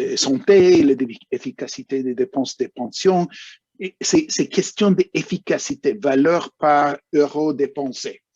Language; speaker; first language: French; non-native, fluent; English